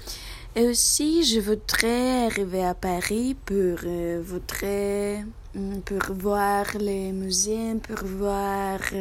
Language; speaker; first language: French; non-native, learner; Russian